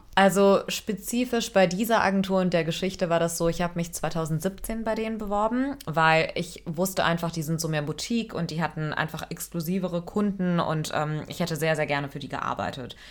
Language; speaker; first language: German; native; German